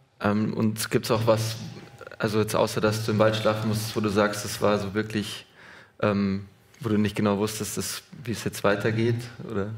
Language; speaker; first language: German; native; German